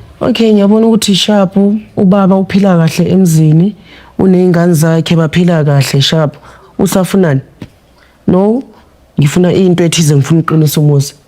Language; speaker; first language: Zulu; non-native, local second language; Tsonga